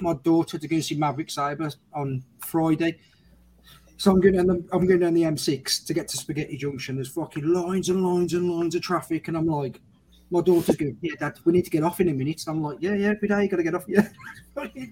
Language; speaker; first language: English; native; English